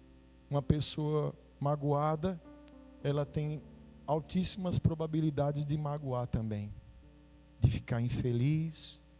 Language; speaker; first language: Portuguese; native; Portuguese